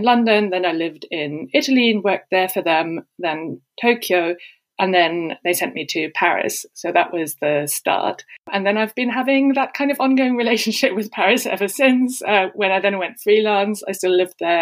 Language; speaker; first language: English; non-native, fluent; German